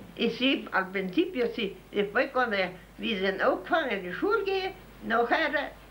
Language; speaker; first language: Spanish; non-native, local second language; German